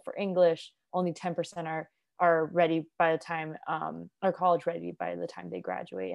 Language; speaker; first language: English; non-native, local second language; Cantonese